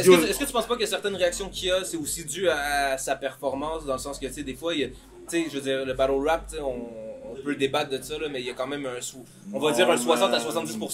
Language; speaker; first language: French; native; French